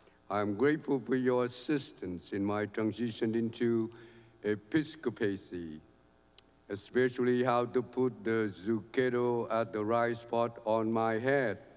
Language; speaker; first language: English; non-native, fluent; Vietnamese